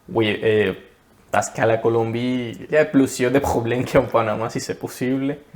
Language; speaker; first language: French; non-native, learner; Spanish